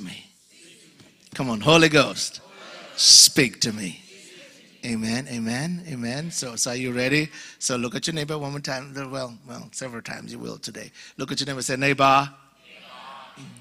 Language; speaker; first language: English; non-native, local second language; Ganda